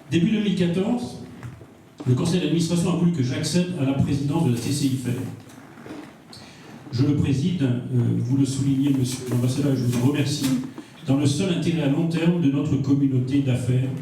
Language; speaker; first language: French; native; French